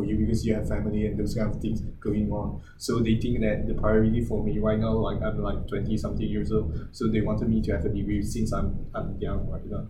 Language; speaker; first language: English; non-native, local second language; Chinese